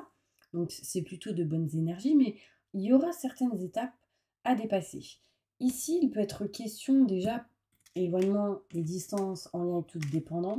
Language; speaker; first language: French; native; French